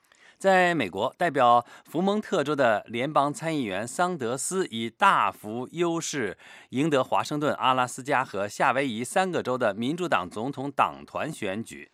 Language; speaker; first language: Chinese; native; Chinese